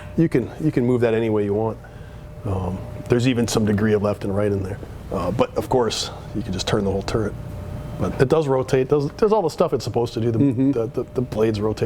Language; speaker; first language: English; native; English